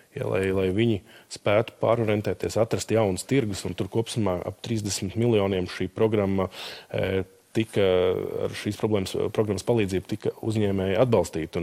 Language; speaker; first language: Latvian; native; Latvian